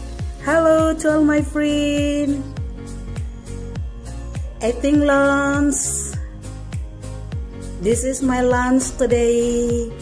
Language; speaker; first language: English; non-native, local second language; Filipino